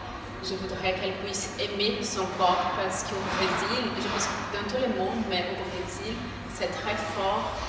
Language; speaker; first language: French; non-native, fluent; Portuguese